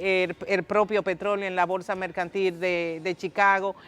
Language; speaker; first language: Spanish; native; Spanish